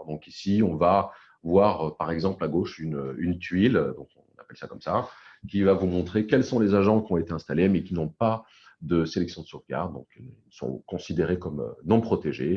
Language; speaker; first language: French; native; French